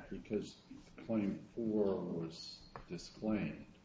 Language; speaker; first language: English; native; English